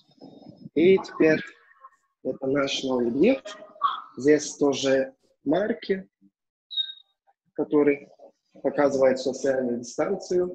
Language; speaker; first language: Russian; non-native, learner; Turkish